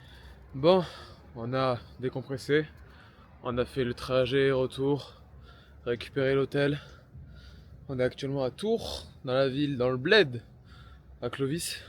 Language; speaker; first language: French; native; French